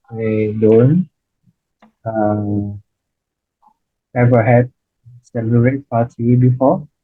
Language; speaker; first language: English; non-native, learner; Vietnamese